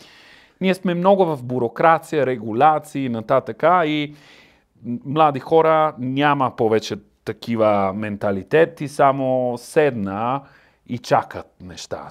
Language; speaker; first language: Bulgarian; non-native, learner; Italian